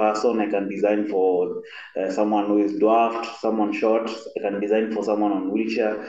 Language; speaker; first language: English; non-native, local second language; Kamba